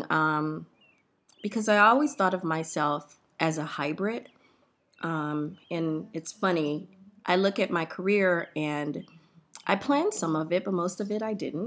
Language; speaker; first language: English; native; English